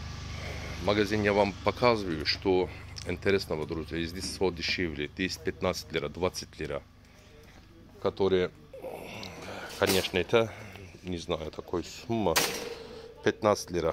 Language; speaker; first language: Russian; non-native, learner; Turkish